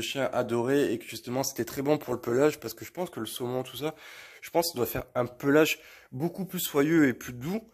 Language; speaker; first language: French; native; French